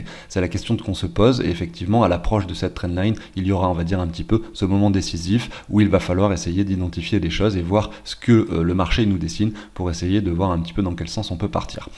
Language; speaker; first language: French; native; French